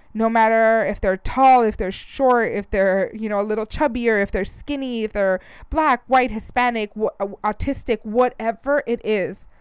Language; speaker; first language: English; early bilingual, other home language; Spanish